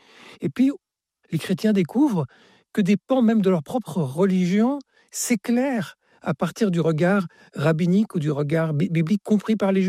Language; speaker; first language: French; native; French